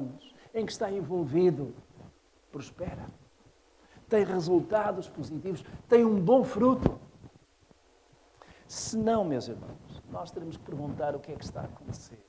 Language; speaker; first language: Portuguese; native; Portuguese